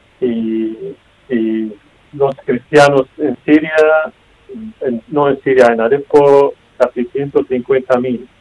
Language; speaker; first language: Spanish; non-native, learner; Arabic